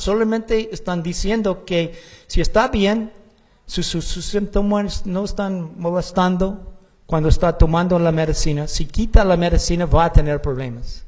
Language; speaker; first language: Spanish; non-native, learner; English